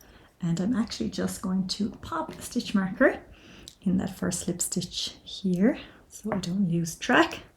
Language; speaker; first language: English; native; English